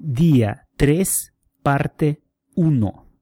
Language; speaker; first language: Spanish; non-native, fluent; Russian